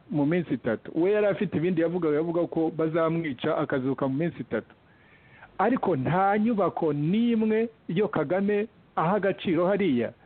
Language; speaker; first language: Kinyarwanda; early bilingual, heritage; Kinyarwanda